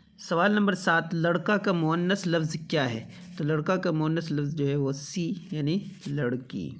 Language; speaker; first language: Urdu; native; Urdu